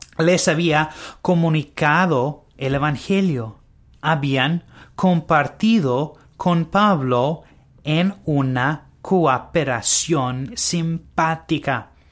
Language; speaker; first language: Spanish; non-native, learner; English